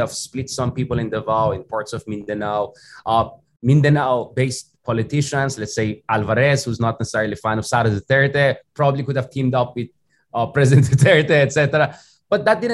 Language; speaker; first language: English; non-native, local second language; Filipino